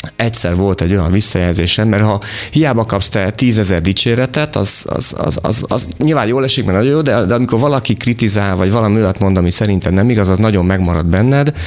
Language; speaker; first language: Hungarian; native; Hungarian